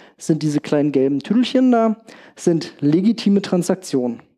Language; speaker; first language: German; native; German